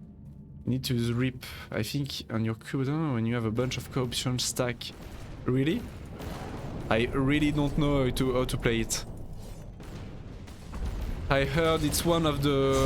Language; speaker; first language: English; non-native, learner; French